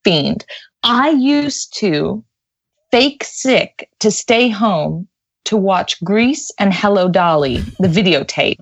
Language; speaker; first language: English; native; English